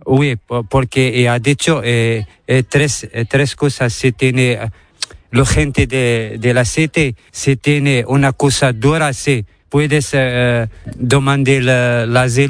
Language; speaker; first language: Spanish; non-native, learner; Arabic